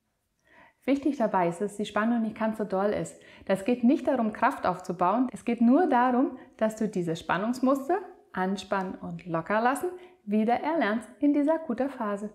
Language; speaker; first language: German; native; German